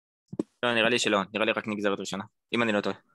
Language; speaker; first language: Hebrew; native; Hebrew